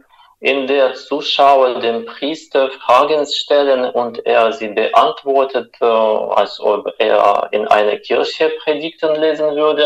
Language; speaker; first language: German; non-native, fluent; Russian